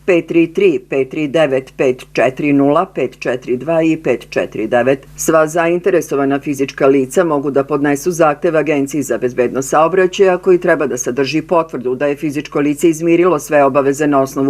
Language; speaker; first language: Serbian; native; Serbian